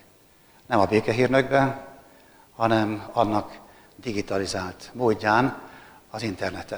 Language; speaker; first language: Hungarian; native; Hungarian